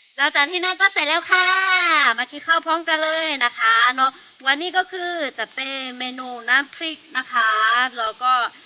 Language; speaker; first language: Thai; non-native, local second language; Lahu